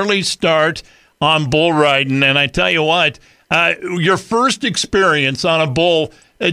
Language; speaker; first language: English; native; English